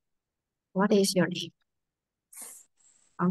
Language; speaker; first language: English; non-native, learner; Vietnamese